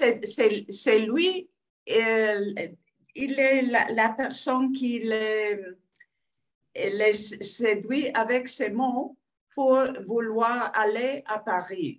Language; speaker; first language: French; non-native, fluent; Spanish